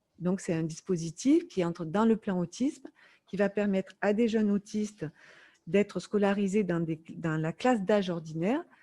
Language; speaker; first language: French; native; French